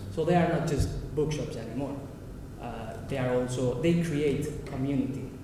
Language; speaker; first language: English; non-native, fluent; Catalan